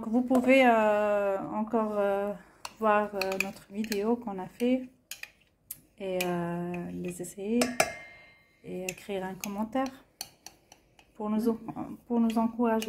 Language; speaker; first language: French; non-native, local second language; Arabic